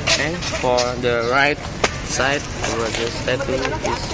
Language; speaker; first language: English; non-native, learner; Indonesian